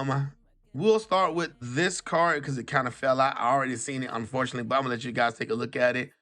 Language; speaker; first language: English; native; English